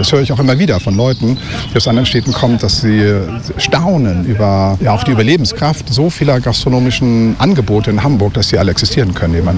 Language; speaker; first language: German; native; German